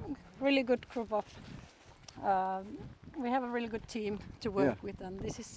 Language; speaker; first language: English; non-native, fluent; Finnish